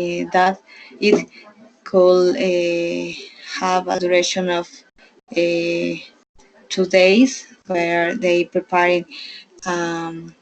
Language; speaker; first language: English; non-native, learner; Spanish